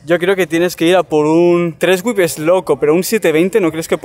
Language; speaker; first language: Spanish; native; Spanish